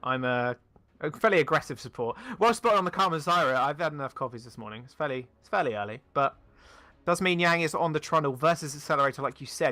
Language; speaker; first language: English; native; English